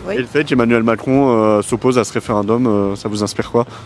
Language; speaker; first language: French; native; French